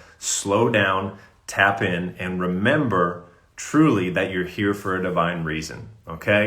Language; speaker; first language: English; native; English